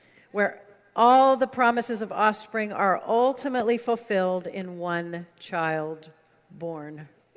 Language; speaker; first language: English; native; English